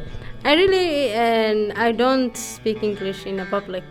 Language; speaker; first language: English; non-native, local second language; Somali